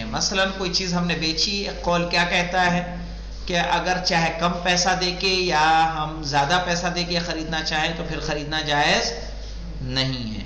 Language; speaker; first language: Urdu; native; Urdu